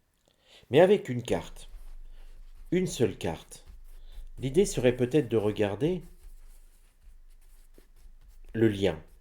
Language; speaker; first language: French; native; French